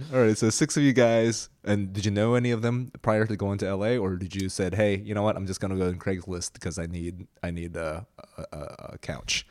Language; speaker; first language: English; early bilingual, other home language; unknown